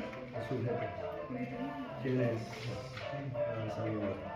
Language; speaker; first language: Spanish; non-native, learner; English